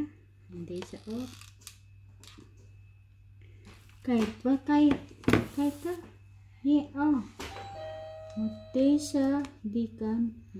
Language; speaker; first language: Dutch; non-native, learner; Filipino